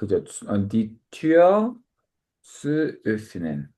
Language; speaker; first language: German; non-native, fluent; Korean